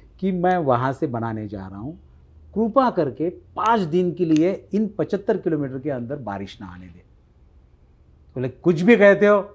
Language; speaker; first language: Hindi; non-native, local second language; Marathi